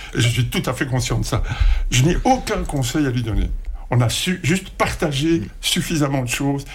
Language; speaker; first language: French; native; French